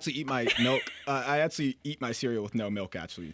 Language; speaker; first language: English; native; English